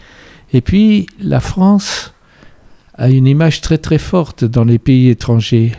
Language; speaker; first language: French; native; French